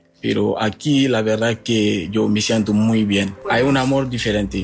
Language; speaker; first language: Spanish; non-native, learner; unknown